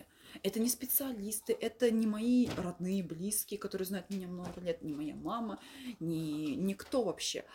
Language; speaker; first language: Russian; native; Russian